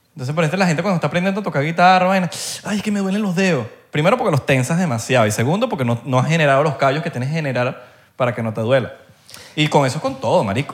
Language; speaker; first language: Spanish; native; Spanish